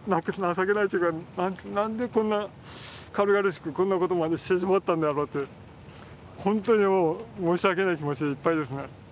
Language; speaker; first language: Japanese; native; Japanese